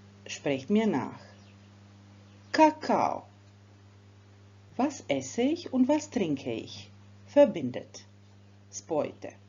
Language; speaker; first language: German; non-native, fluent; Croatian